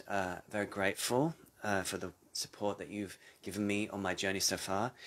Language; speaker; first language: English; native; English